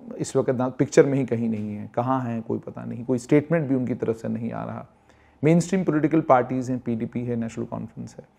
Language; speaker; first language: Hindi; non-native, local second language; Kashmiri